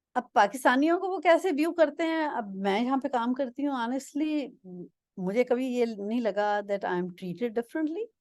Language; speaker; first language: Urdu; non-native, local second language; Punjabi